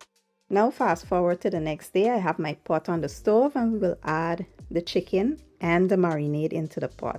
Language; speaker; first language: English; native; English